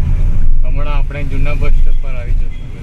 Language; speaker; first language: Gujarati; non-native, local second language; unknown